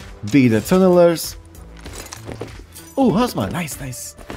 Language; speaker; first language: English; non-native, fluent; Slovak